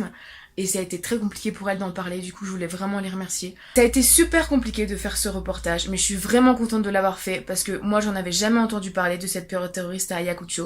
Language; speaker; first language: French; native; French